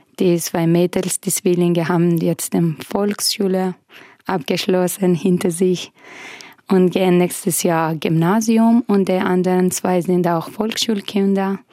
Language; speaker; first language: German; non-native, fluent; Persian